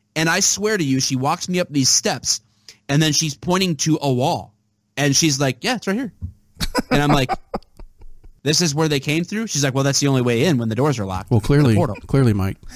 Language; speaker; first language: English; native; English